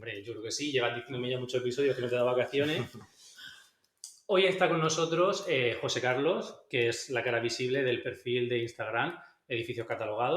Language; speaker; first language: Spanish; native; Spanish